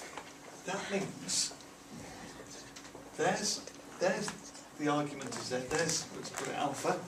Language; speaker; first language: English; native; English